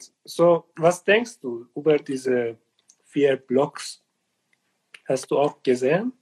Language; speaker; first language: German; non-native, learner; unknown